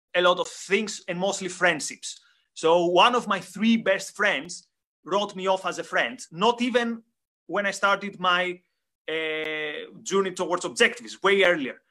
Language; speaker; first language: English; non-native, fluent; Greek